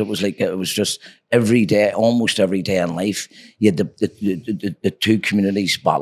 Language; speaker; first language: English; native; English